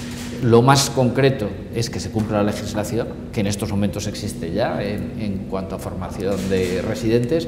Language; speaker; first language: Spanish; native; Spanish